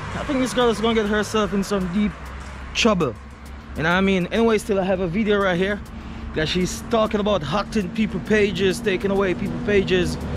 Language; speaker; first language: English; native; English